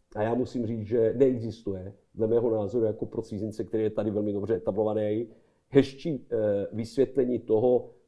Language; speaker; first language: Czech; non-native, fluent; Serbian